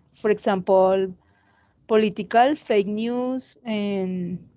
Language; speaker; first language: English; non-native, learner; Spanish